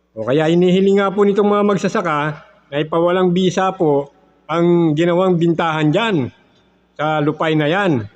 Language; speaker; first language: Filipino; native; Filipino